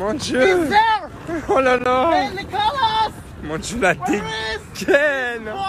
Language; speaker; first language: French; native; French